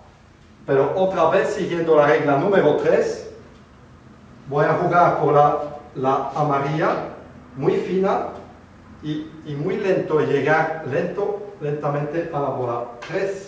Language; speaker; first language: Spanish; non-native, fluent; French